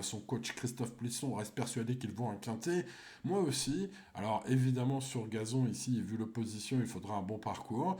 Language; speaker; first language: French; native; French